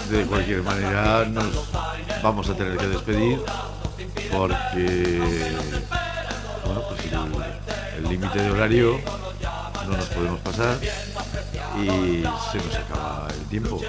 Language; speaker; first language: Spanish; native; Spanish